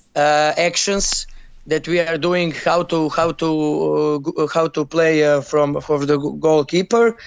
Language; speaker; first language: English; non-native, learner; Croatian